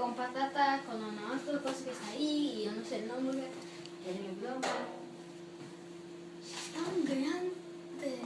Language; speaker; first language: Spanish; non-native, learner; Dutch